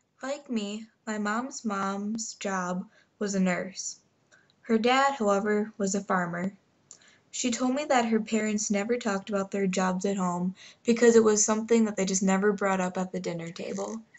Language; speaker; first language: English; native; English